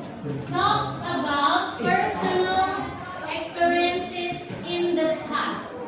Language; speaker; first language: English; non-native, local second language; Indonesian